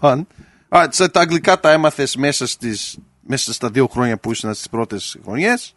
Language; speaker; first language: Greek; early bilingual, heritage; Greek